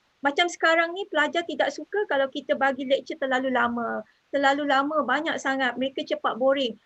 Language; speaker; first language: Malay; native; Malay